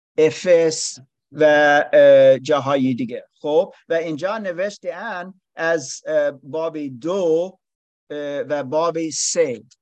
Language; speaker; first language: Persian; non-native, learner; English